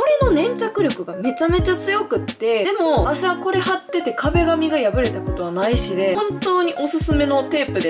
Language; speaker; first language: Japanese; native; Japanese